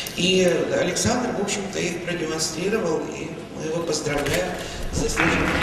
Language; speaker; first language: Russian; native; Russian